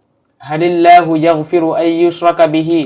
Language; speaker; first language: Arabic; non-native, learner; Bangla